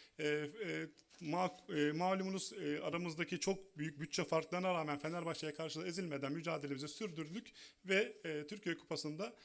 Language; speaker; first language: Turkish; native; Turkish